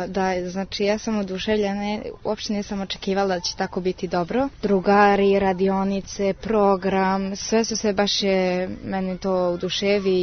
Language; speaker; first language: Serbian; early bilingual, heritage; Serbian